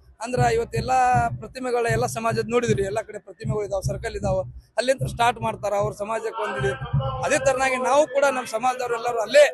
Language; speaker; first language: Kannada; non-native, local second language; Lambadi